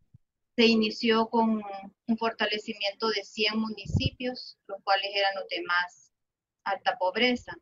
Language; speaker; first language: Spanish; native; Spanish